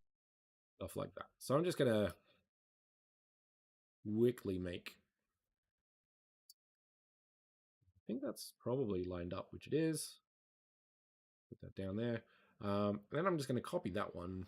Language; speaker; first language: English; native; English